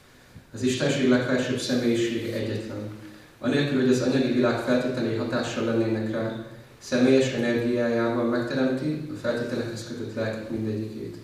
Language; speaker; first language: Hungarian; native; Hungarian